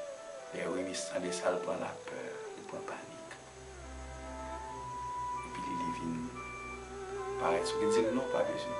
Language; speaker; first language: French; non-native, local second language; Haitian Creole